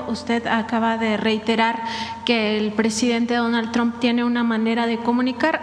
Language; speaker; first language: Spanish; native; Spanish